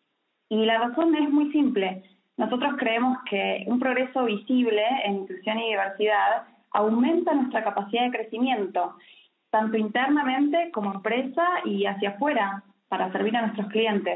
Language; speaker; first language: Spanish; native; Spanish